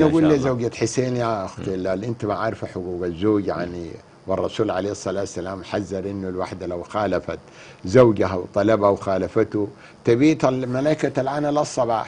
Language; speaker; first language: Arabic; native; Arabic